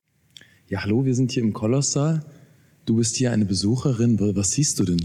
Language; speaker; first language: German; native; German